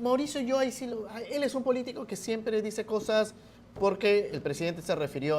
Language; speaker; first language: Spanish; native; Spanish